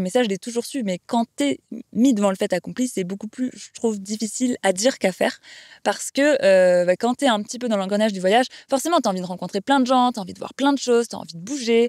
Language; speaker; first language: French; native; French